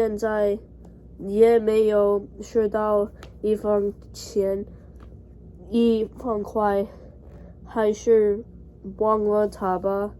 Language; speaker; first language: Chinese; non-native, learner; English